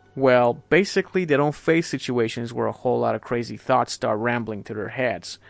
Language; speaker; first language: English; non-native, fluent; Persian